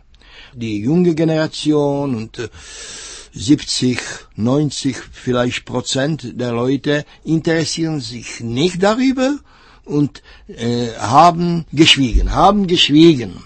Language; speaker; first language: German; non-native, fluent; Czech